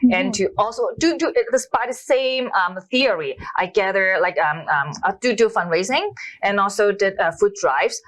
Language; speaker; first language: English; non-native, local second language; Cantonese